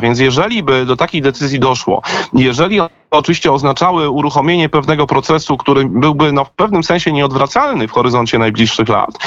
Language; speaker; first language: Polish; native; Polish